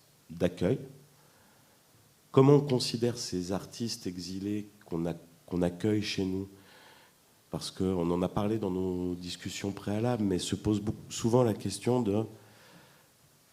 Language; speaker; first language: French; native; French